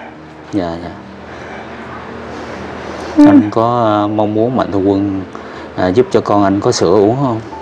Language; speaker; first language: Vietnamese; native; Vietnamese